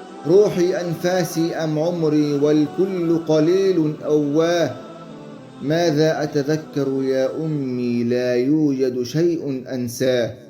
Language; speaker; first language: Arabic; native; Arabic